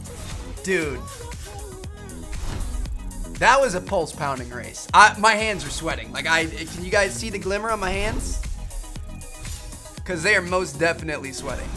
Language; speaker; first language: English; native; English